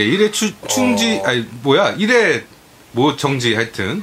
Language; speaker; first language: Korean; native; Korean